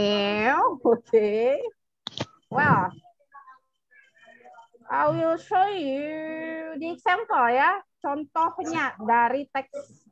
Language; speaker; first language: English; non-native, learner; Indonesian